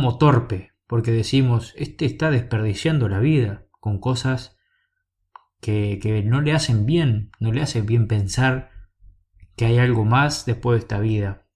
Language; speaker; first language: Spanish; native; Spanish